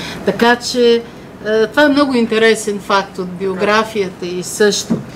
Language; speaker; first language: Bulgarian; native; Bulgarian